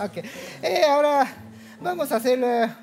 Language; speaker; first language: Spanish; non-native, learner; Japanese